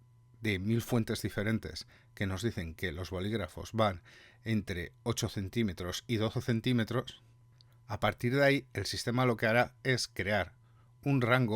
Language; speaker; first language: Spanish; native; Spanish